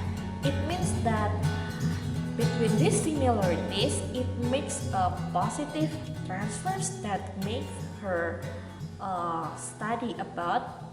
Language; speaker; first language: English; non-native, learner; Indonesian